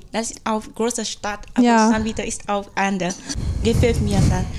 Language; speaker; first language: German; non-native, fluent; Vietnamese